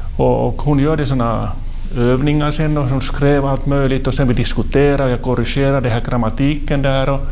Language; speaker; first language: Swedish; non-native, local second language; Finnish